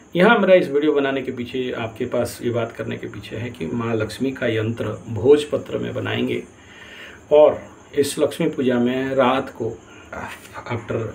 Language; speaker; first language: Hindi; non-native, local second language; Odia